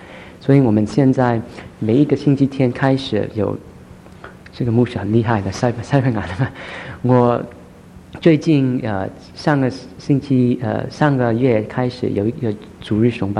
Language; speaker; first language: Chinese; early bilingual, heritage; Chinese